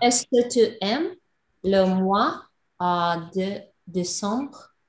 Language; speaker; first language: French; non-native, learner; English